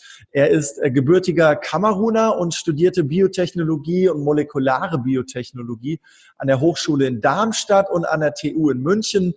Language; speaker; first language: German; native; German